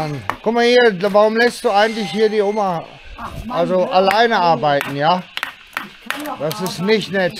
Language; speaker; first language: German; native; German